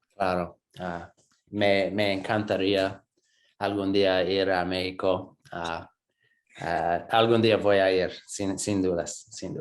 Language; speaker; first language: Spanish; non-native, fluent; English